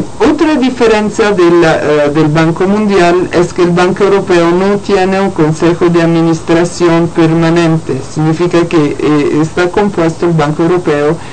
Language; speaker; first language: Spanish; non-native, fluent; Italian